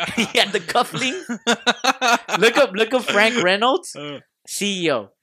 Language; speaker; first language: English; early bilingual, other home language; Spanish